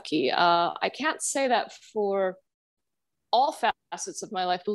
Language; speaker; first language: English; non-native, fluent; German